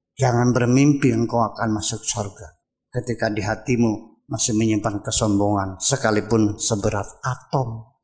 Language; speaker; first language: Indonesian; native; Indonesian